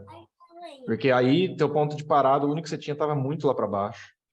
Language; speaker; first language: Portuguese; native; Portuguese